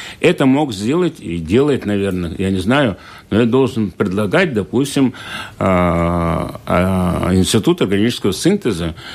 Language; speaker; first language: Russian; native; Russian